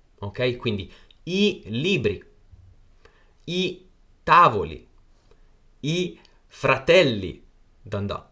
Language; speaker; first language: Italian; non-native, fluent; Chinese